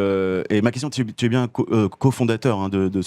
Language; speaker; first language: French; native; French